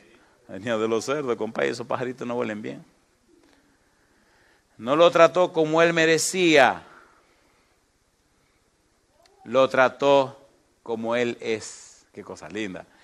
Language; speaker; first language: Spanish; native; Spanish